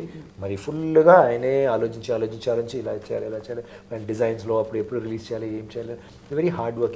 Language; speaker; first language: Telugu; non-native, learner; Tamil